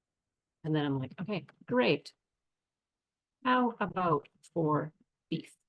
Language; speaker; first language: English; native; English